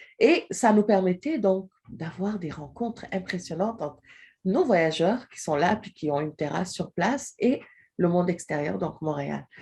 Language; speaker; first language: French; non-native, local second language; Wolof